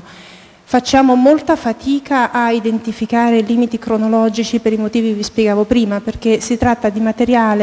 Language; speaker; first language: Italian; native; Italian